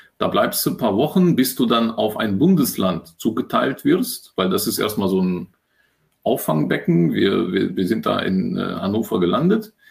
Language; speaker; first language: German; early bilingual, other home language; Russian